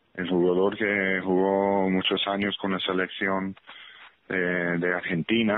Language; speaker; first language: Spanish; early bilingual, heritage; English